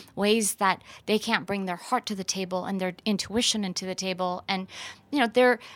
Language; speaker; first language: English; early bilingual, other home language; Persian